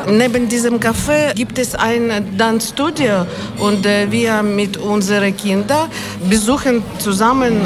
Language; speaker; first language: German; non-native, learner; Ukrainian